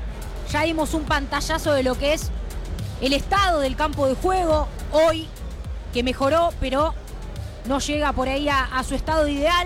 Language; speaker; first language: Spanish; native; Spanish